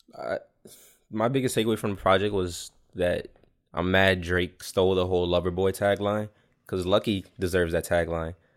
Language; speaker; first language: English; native; English